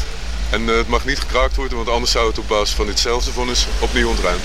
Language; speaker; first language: Dutch; native; Dutch